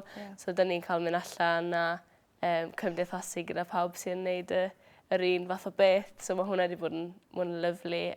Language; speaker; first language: Welsh; native; Welsh